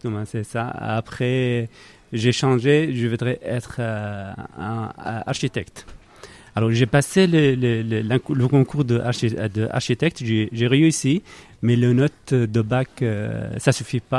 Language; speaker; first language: French; non-native, learner; Arabic